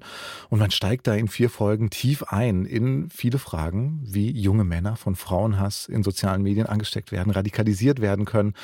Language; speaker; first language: German; native; German